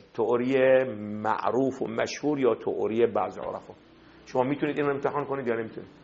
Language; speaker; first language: Persian; non-native, fluent; Arabic